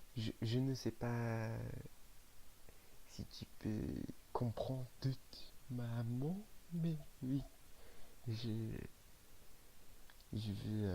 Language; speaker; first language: French; non-native, learner; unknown